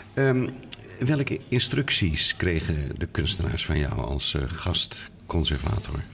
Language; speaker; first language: Dutch; native; Dutch